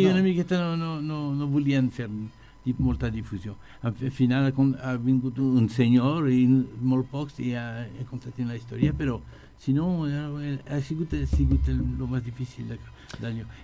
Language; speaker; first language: Catalan; non-native, learner; French